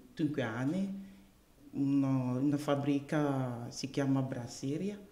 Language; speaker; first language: Italian; non-native, learner; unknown